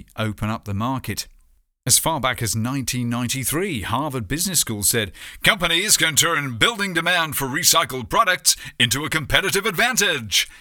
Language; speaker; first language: English; native; English